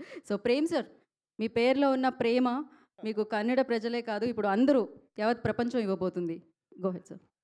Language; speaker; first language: Telugu; native; Telugu